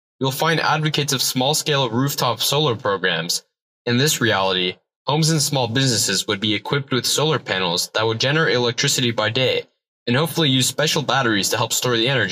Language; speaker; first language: English; native; English